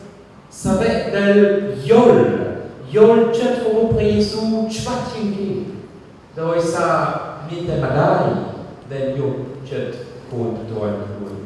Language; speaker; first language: Khmer; non-native, fluent; French